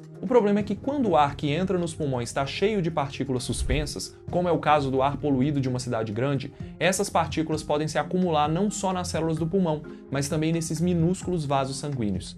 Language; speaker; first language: Portuguese; native; Portuguese